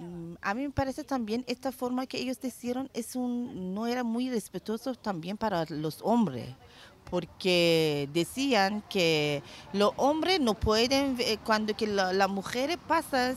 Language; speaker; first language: Spanish; non-native, learner; Persian